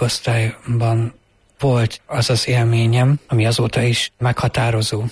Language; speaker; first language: Hungarian; native; Hungarian